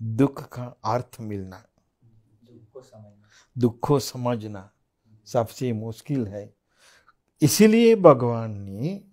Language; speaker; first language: Hindi; non-native, fluent; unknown